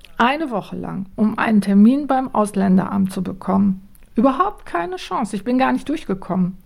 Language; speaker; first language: German; native; German